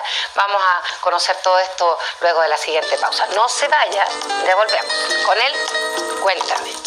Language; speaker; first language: Spanish; native; Spanish